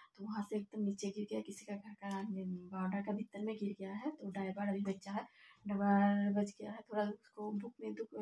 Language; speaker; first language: Hindi; non-native, local second language; Bangla